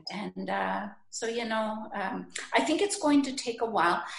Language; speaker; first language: English; native; English